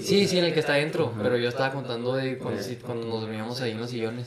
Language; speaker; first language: Spanish; native; Spanish